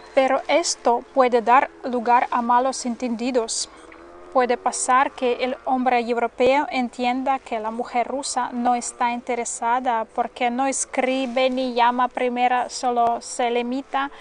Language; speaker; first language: Spanish; non-native, fluent; Russian